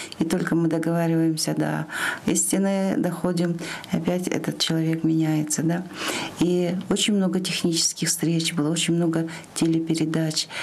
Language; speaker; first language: Russian; non-native, local second language; Kyrgyz